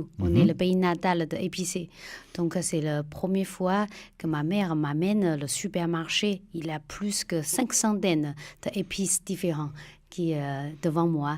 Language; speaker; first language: French; non-native, fluent; Chinese